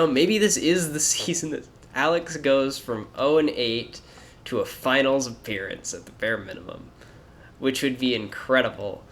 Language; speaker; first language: English; native; English